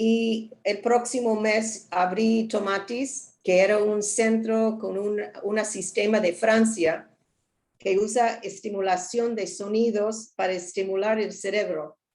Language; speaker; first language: Spanish; non-native, learner; English